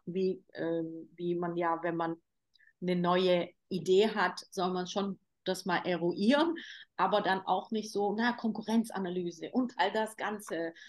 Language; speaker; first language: German; native; German